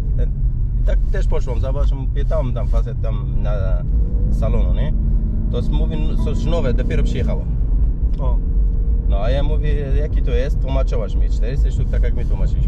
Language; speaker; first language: Polish; non-native, learner; Turkish